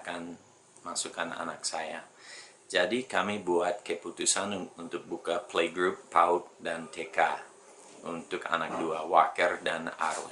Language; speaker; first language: Indonesian; non-native, fluent; English